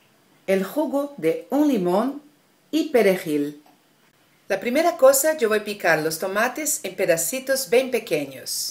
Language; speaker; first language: Spanish; non-native, learner; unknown